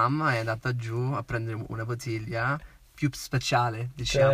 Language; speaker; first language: Italian; non-native, fluent; English